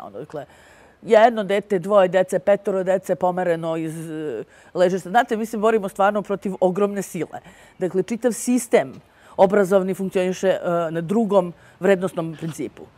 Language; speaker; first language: Serbian; native; Serbian